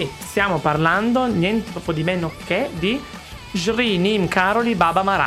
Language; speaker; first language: Italian; native; Italian